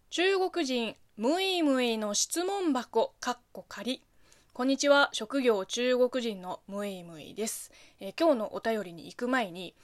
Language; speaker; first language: Japanese; non-native, fluent; Chinese